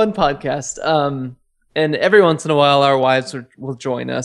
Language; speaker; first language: English; native; English